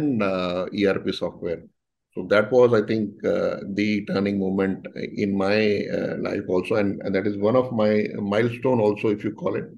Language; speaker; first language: English; non-native, local second language; Hindi